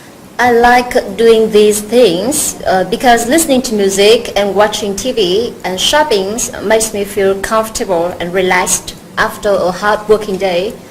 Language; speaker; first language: English; non-native, learner; Vietnamese